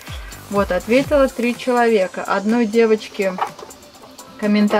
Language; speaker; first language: Russian; native; Russian